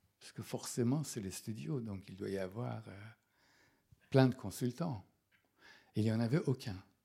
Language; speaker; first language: French; non-native, fluent; Persian